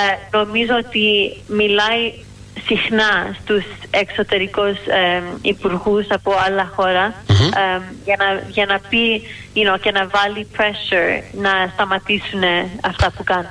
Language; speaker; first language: Greek; early bilingual, heritage; Greek